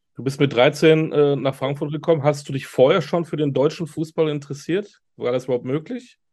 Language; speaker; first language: German; native; German